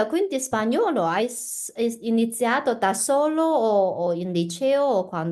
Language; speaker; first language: Italian; non-native, learner; Chinese